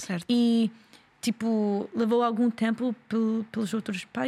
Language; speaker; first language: Portuguese; non-native, learner; English